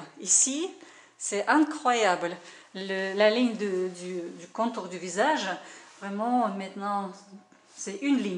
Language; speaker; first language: French; non-native, learner; Russian